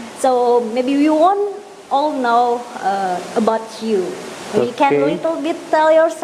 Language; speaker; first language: English; non-native, learner; Indonesian